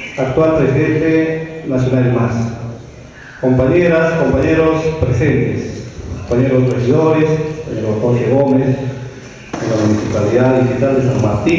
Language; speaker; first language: Spanish; native; Spanish